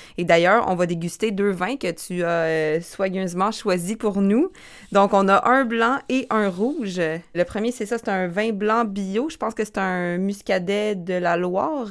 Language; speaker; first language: French; native; French